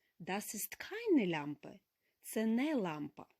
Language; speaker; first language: German; non-native, fluent; Ukrainian